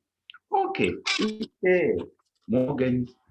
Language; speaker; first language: German; non-native, fluent; English